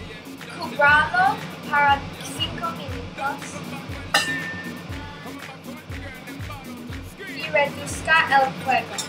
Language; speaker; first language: Spanish; non-native, learner; English